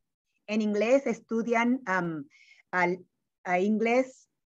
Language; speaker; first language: Spanish; early bilingual, heritage; Spanish